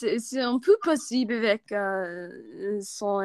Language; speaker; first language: French; non-native, learner; English